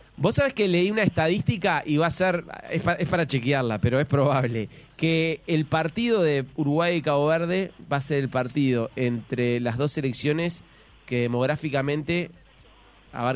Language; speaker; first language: Spanish; native; Spanish